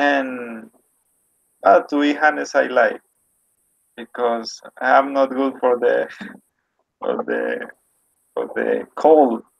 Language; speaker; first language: English; non-native, learner; Spanish